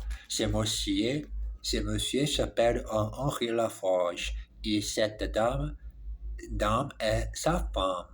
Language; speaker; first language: French; non-native, learner; English